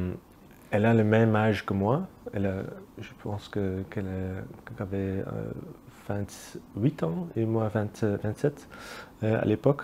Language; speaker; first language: French; non-native, local second language; Dutch